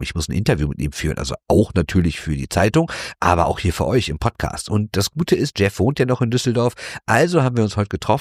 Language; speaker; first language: German; native; German